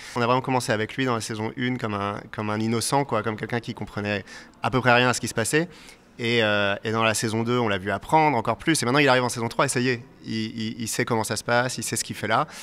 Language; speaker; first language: French; native; French